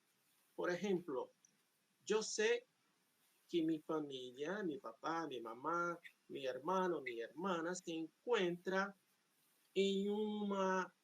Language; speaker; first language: Spanish; non-native, fluent; Portuguese